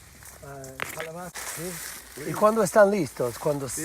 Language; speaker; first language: Spanish; non-native, learner; English